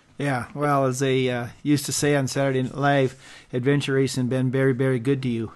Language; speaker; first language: English; native; English